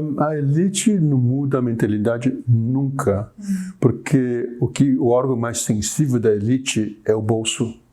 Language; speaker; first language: Portuguese; early bilingual, other home language; Chinese